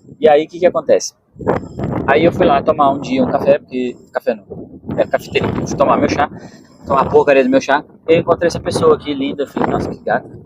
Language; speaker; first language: Portuguese; native; Portuguese